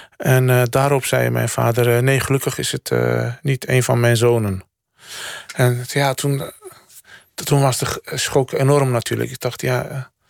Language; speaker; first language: Dutch; early bilingual, other home language; Turkish